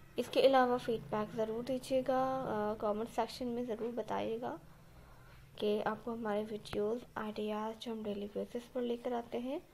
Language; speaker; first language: Urdu; native; Urdu